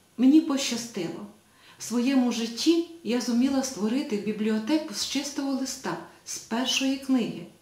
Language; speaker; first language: Ukrainian; native; Ukrainian